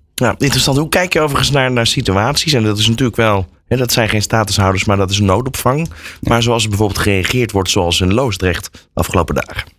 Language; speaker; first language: Dutch; native; Dutch